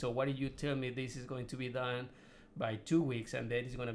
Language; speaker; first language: English; non-native, learner; Spanish